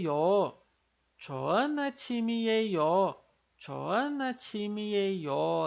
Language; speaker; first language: Korean; non-native, fluent; Portuguese